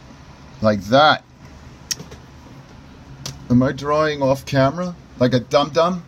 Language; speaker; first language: English; native; English